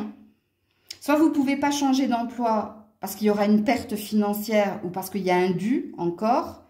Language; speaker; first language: French; native; French